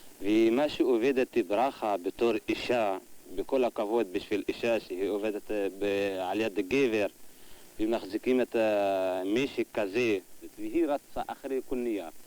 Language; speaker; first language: Hebrew; non-native, local second language; Arabic